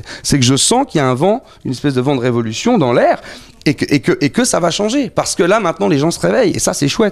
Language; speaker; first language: French; native; French